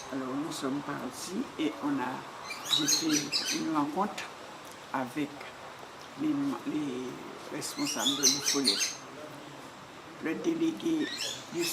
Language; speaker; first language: French; non-native, local second language; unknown